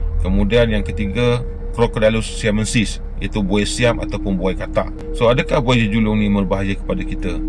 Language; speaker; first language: Malay; native; Malay